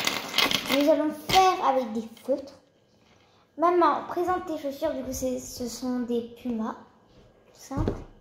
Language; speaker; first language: French; early bilingual, other home language; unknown